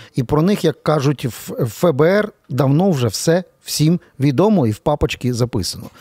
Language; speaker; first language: Ukrainian; native; Ukrainian